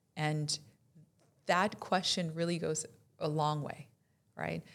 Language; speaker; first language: English; non-native, fluent; Spanish